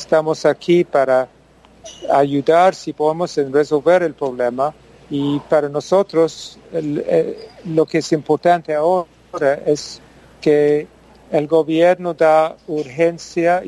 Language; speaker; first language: Spanish; non-native, fluent; English